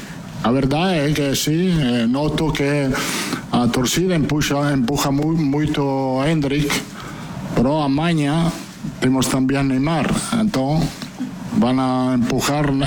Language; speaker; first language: Portuguese; non-native, fluent; Italian